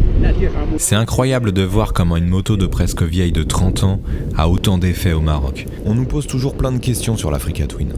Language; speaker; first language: French; native; French